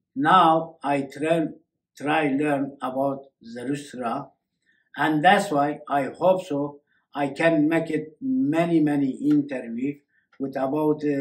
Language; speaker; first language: English; non-native, learner; Kurdish